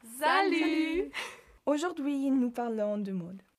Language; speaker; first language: French; non-native, learner; German